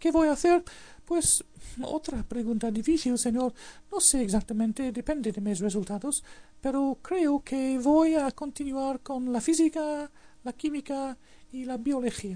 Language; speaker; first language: Spanish; non-native, fluent; English